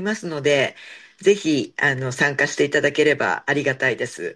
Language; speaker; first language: Japanese; native; Japanese